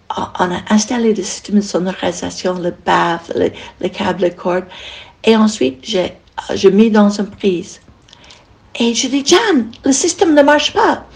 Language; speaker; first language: French; non-native, fluent; English